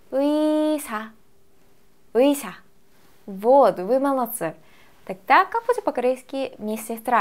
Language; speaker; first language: Russian; non-native, fluent; Korean